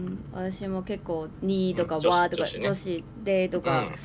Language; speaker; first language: Japanese; non-native, fluent; Cantonese